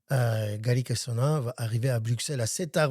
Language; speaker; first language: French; non-native, learner; Armenian